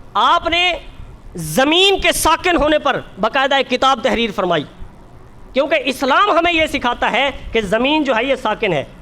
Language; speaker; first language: Urdu; native; Urdu